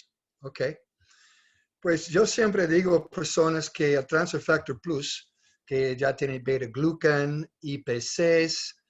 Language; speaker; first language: Spanish; non-native, fluent; English